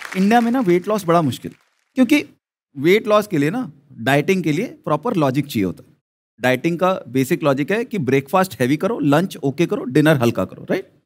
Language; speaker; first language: Hindi; native; Hindi